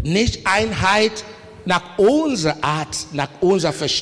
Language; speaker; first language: German; non-native, learner; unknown